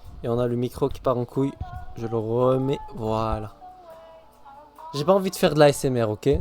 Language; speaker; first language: French; native; French